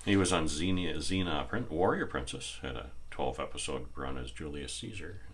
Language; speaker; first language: English; native; English